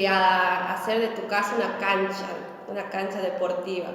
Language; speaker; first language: Spanish; native; Spanish